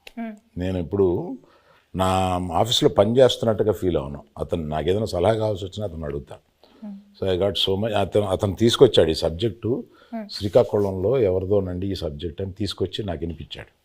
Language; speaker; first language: Telugu; native; Telugu